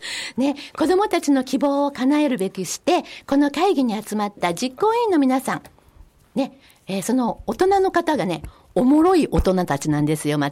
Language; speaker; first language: Japanese; native; Japanese